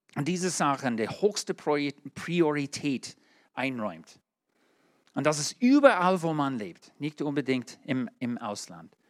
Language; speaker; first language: German; non-native, learner; English